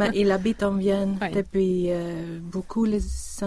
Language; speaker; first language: French; non-native, learner; Swedish